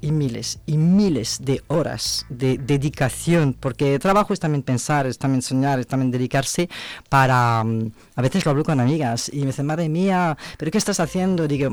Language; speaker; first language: Spanish; non-native, fluent; French